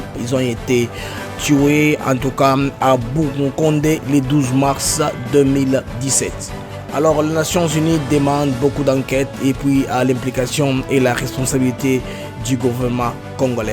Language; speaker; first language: French; non-native, local second language; Lingala